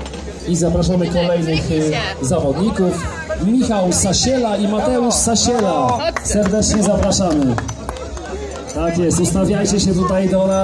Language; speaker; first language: Polish; native; Polish